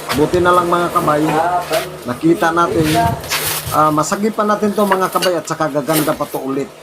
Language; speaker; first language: Filipino; non-native, local second language; Cebuano